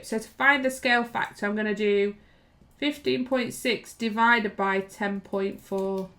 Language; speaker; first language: English; native; English